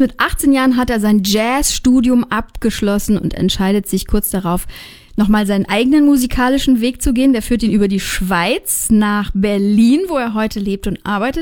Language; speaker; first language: German; native; German